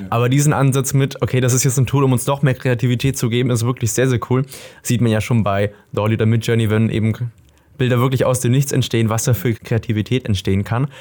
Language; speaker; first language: German; native; German